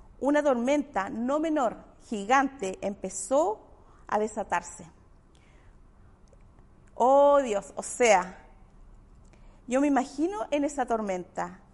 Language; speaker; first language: Spanish; native; Spanish